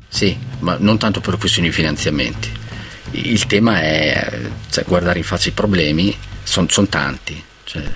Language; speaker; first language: Italian; native; Italian